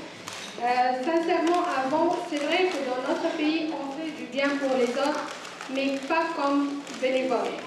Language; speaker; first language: French; non-native, fluent; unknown